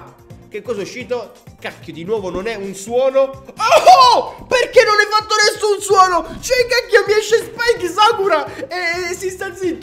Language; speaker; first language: Italian; native; Italian